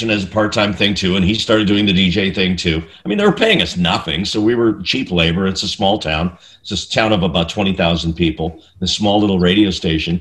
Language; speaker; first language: English; native; English